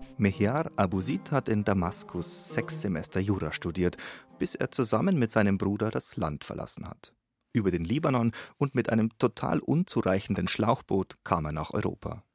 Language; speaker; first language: German; native; German